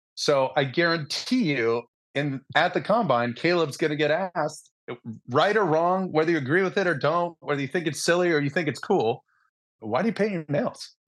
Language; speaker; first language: English; early bilingual, other home language; Spanish